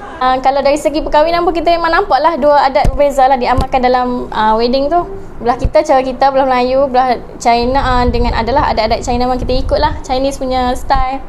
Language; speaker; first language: Malay; native; Malay